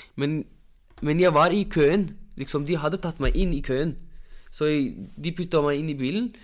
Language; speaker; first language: Norwegian; non-native, fluent; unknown